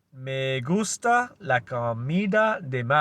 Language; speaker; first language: Spanish; non-native, learner; English